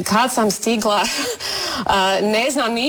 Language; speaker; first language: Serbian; non-native, learner; English